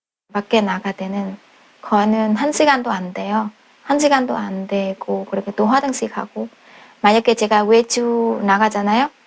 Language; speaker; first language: Korean; non-native, fluent; Vietnamese